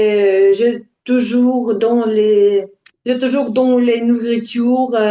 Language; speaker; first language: French; non-native, learner; Ukrainian